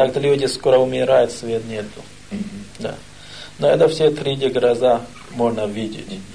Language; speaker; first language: Russian; non-native, learner; Chinese